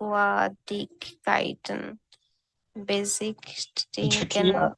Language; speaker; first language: German; non-native, learner; Bangla